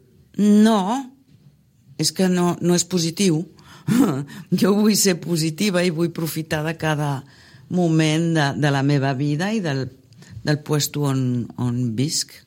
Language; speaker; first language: Catalan; non-native, fluent; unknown